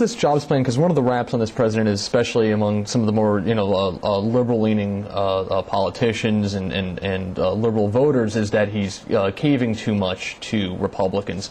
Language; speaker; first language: English; native; English